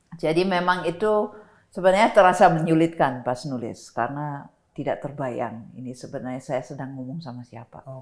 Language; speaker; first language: Indonesian; non-native, fluent; German